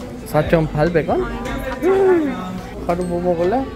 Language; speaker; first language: Korean; non-native, learner; Spanish